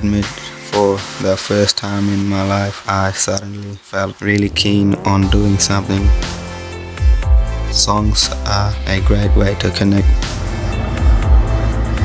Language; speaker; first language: English; native; English